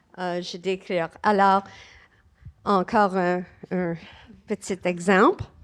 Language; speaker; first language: French; non-native, learner; English